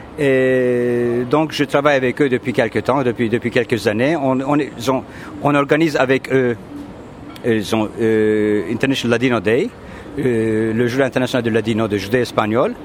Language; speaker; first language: French; non-native, fluent; Turkish